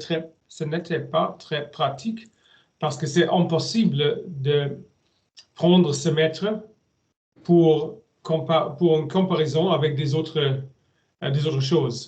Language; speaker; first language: French; non-native, learner; German